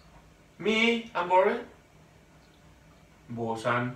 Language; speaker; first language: English; non-native, learner; Spanish